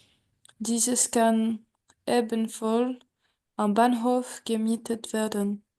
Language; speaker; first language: German; non-native, learner; French